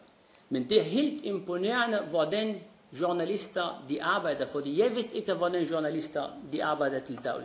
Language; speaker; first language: Danish; non-native, fluent; Arabic